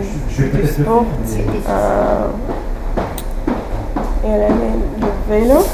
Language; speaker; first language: French; non-native, learner; English